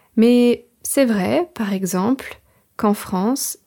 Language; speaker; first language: French; native; French